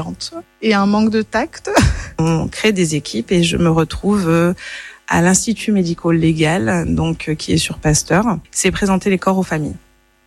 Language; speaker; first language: French; native; French